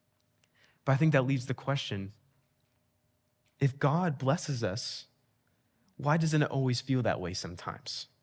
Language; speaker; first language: English; native; English